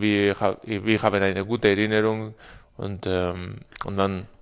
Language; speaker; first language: German; non-native, learner; Spanish